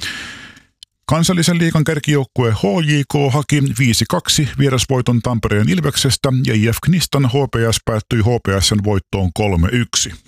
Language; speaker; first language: Finnish; native; Finnish